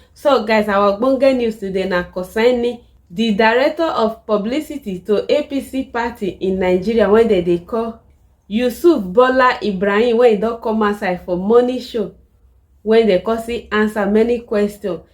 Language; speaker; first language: Nigerian Pidgin; native; Nigerian Pidgin